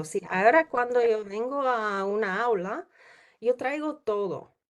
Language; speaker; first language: Spanish; non-native, learner; Czech